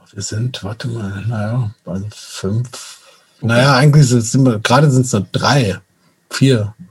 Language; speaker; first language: German; native; German